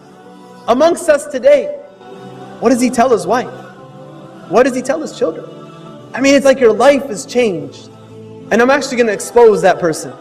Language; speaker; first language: English; native; English